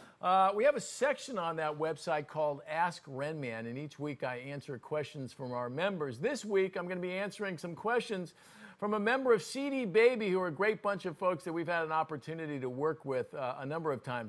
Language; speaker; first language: English; native; English